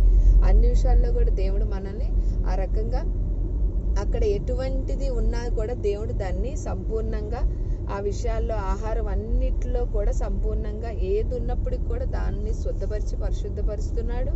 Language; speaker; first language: Telugu; native; Telugu